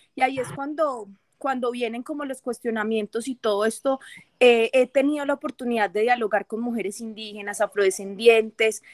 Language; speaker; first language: Spanish; native; Spanish